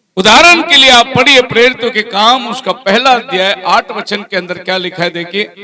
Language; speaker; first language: Hindi; non-native, local second language; Tamil